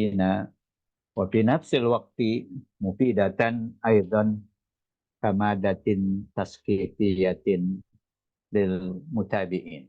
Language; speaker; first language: Arabic; non-native, fluent; Indonesian